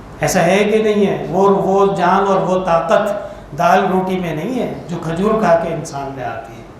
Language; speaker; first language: Urdu; non-native, local second language; Pashto